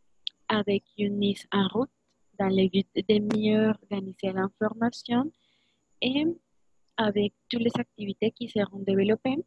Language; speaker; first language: French; non-native, learner; Spanish